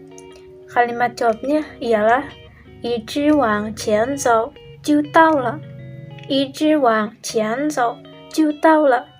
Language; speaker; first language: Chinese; non-native, learner; Indonesian